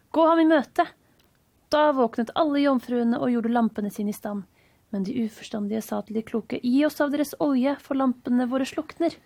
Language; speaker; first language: Norwegian; native; Norwegian